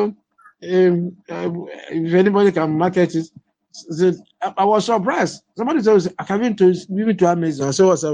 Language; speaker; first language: English; non-native, local second language; Igbo